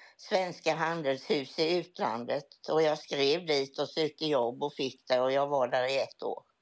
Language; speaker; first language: Swedish; native; Swedish